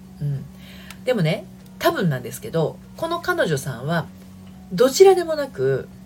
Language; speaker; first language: Japanese; native; Japanese